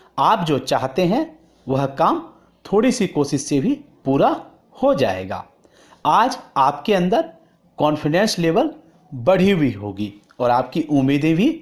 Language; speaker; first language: Hindi; native; Hindi